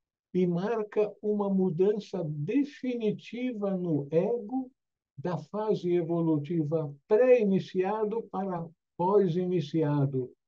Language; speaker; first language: Portuguese; native; Portuguese